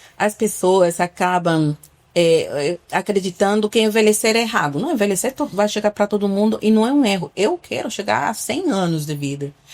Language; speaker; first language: Portuguese; non-native, fluent; Spanish